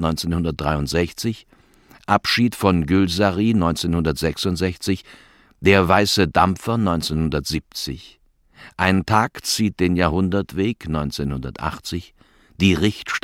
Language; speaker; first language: German; native; German